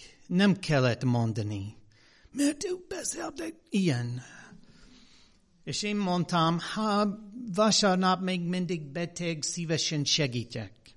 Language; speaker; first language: Hungarian; non-native, fluent; English